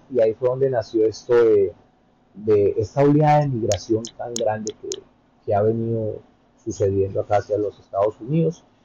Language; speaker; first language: Spanish; native; Spanish